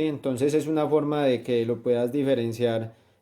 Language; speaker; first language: Spanish; native; Spanish